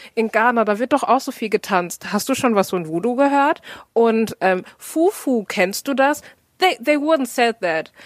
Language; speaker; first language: German; native; German